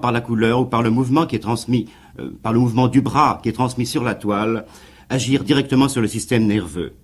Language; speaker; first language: French; native; French